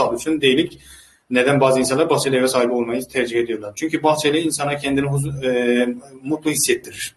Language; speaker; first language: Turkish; non-native, fluent; Uzbek